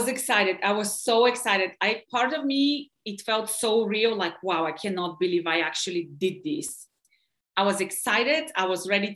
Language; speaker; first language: English; non-native, fluent; Bulgarian